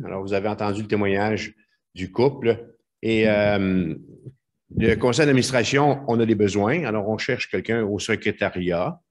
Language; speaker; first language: French; native; French